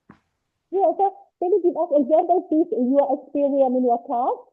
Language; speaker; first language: English; non-native, learner; Indonesian